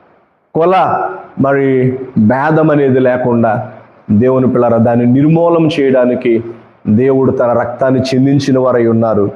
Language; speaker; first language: Telugu; native; Telugu